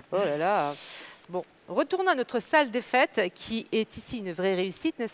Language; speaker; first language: French; native; French